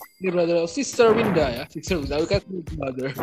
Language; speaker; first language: English; non-native, learner; Indonesian